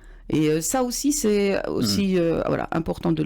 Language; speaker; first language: French; native; French